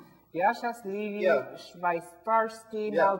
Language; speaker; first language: Russian; non-native, learner; English